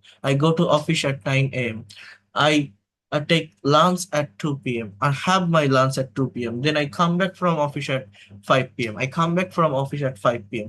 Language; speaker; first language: English; non-native, fluent; Bangla